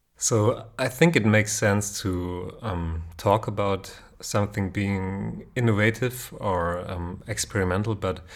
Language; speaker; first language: English; non-native, fluent; German